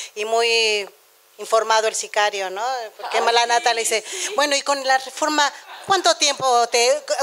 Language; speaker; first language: Spanish; native; Spanish